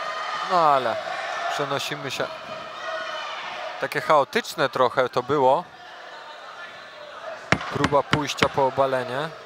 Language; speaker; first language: Polish; native; Polish